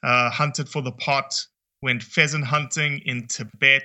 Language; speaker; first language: English; native; English